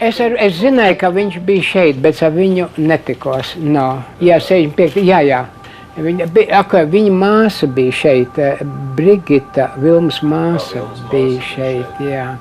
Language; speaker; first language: Latvian; early bilingual, heritage; Latvian